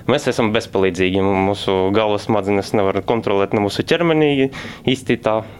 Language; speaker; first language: Latvian; non-native, local second language; Russian